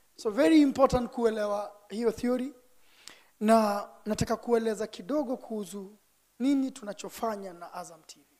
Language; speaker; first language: Swahili; non-native, local second language; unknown